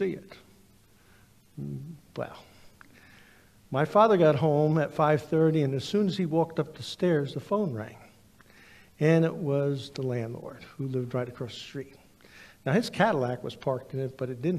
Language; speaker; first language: English; native; English